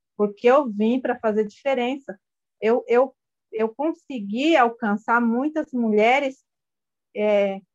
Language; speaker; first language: Portuguese; non-native, local second language; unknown